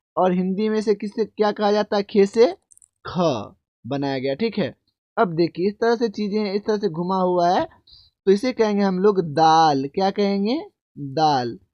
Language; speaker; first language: Hindi; native; Hindi